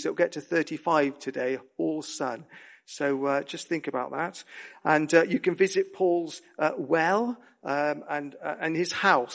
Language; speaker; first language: English; native; English